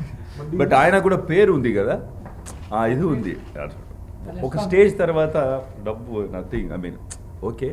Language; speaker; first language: Telugu; non-native, fluent; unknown